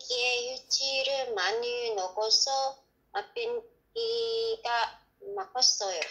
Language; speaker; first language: Korean; non-native, learner; Vietnamese